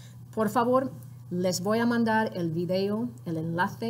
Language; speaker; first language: Spanish; non-native, fluent; English